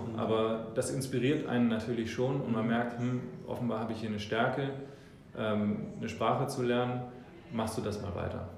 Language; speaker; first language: German; early bilingual, other home language; English